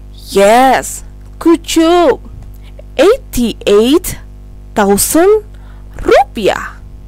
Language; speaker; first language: English; non-native, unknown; Indonesian